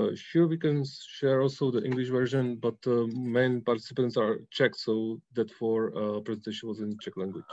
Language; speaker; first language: English; non-native, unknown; Czech